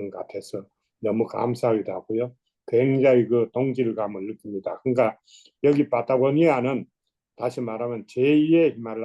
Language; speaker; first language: Korean; native; Korean